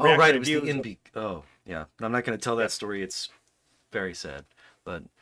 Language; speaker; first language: English; native; English